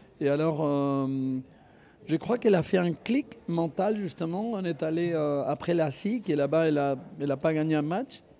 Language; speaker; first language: French; non-native, fluent; Spanish